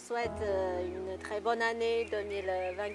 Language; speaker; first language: French; non-native, fluent; Chinese